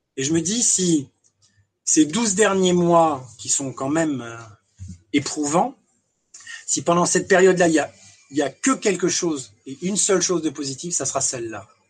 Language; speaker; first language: French; native; French